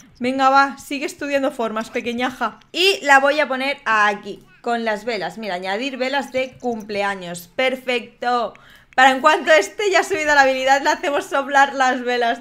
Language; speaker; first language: Spanish; native; Spanish